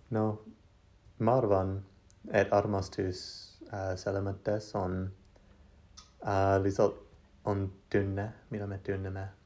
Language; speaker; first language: Estonian; non-native, learner; English